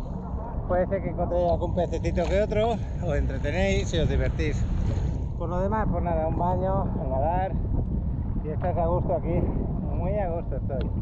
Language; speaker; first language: Spanish; native; Spanish